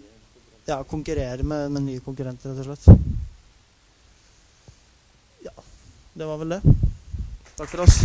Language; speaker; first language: Norwegian; native; Norwegian